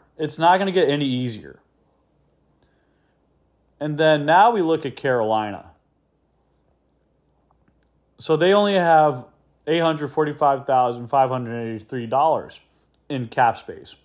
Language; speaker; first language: English; native; English